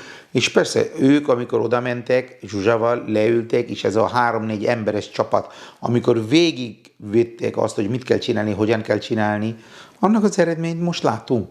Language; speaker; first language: Hungarian; non-native, fluent; Bangla